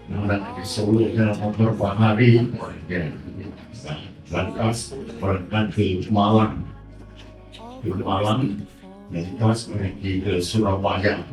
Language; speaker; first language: Indonesian; non-native, learner; Thai